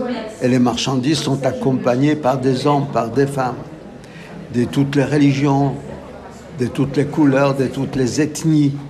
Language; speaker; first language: French; non-native, fluent; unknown